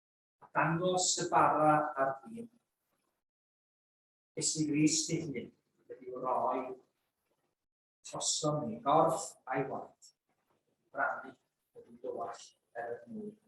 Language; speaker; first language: Welsh; native; Welsh